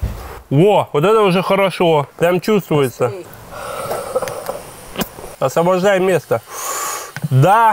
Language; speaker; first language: Russian; native; Russian